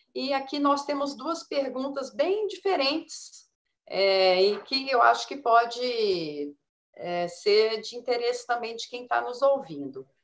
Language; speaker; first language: Portuguese; native; Portuguese